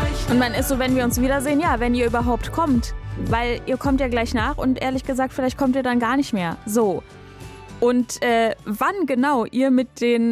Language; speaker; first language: German; native; German